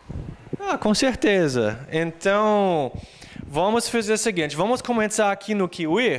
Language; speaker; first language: Portuguese; non-native, fluent; English